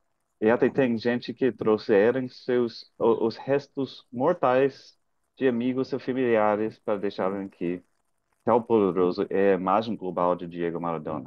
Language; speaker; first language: Portuguese; non-native, fluent; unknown